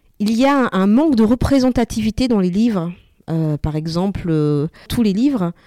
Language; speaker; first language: French; early bilingual, other home language; Malagasy